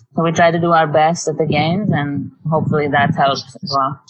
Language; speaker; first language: English; non-native, local second language; Tamil